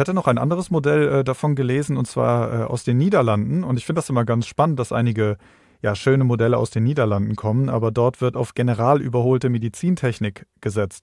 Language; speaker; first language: German; native; German